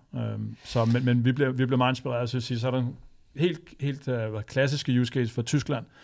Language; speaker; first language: Danish; native; Danish